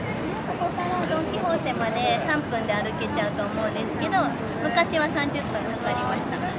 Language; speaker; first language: Japanese; native; Japanese